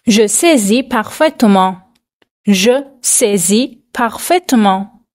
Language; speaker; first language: French; non-native, fluent; Persian